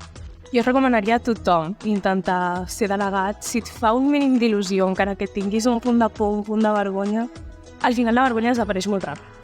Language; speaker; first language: Catalan; native; Catalan